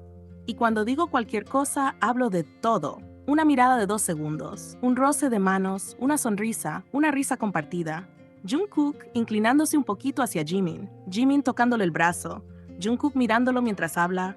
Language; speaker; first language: Spanish; native; Spanish